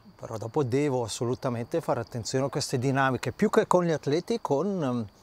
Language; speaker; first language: Italian; native; Italian